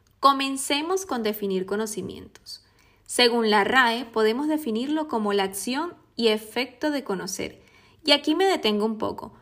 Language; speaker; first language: Spanish; native; Spanish